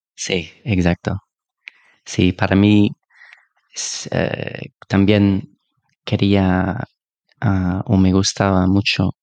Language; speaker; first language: Spanish; non-native, fluent; English